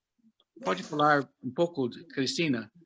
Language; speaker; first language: Portuguese; non-native, fluent; English